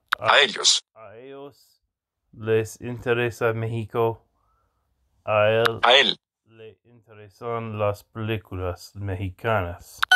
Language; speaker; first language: Spanish; non-native, learner; English